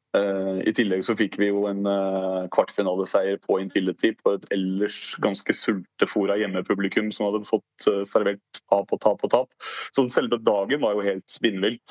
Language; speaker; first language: Norwegian; native; Norwegian